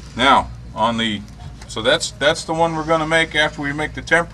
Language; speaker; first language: English; native; English